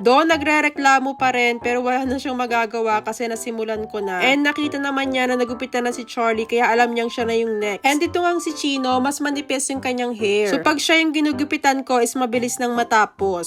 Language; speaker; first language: Filipino; native; Filipino